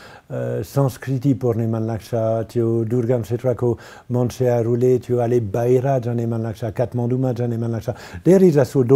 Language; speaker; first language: Nepali; non-native, learner; French